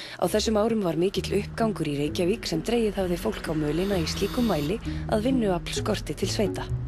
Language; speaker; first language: Icelandic; native; Icelandic